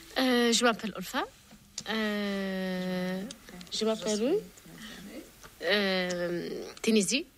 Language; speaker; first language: French; non-native, learner; Arabic